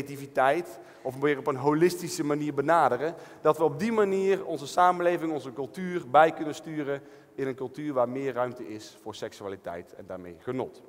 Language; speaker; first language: Dutch; native; Dutch